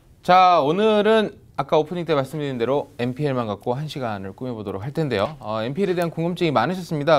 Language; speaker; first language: Korean; native; Korean